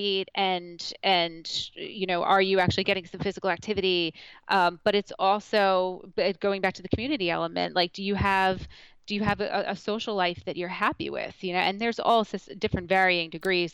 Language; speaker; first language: English; native; English